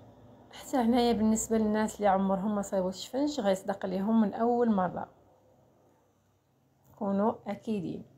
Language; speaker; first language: Arabic; native; Arabic